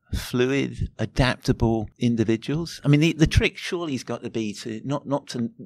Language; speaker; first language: English; native; English